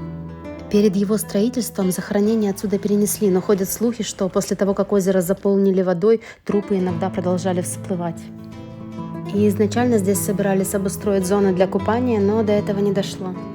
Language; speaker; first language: Russian; native; Russian